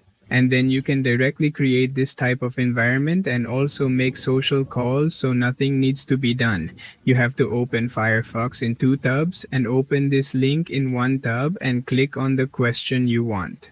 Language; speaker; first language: English; non-native, learner; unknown